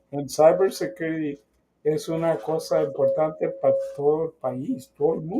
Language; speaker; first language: Spanish; non-native, learner; English